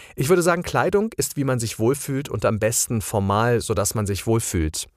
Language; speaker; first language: German; native; German